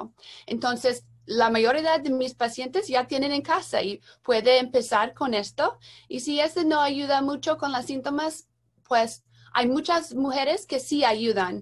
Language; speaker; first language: Spanish; non-native, learner; English